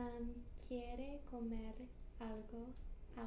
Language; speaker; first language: Spanish; non-native, learner; English